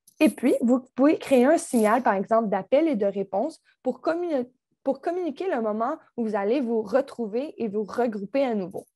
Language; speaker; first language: French; native; French